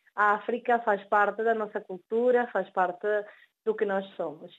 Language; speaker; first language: Portuguese; early bilingual, heritage; Spanish